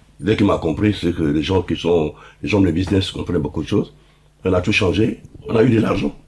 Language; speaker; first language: French; non-native, local second language; Lingala